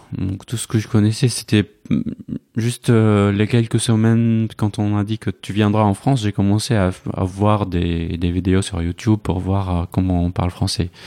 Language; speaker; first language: French; non-native, fluent; Arabic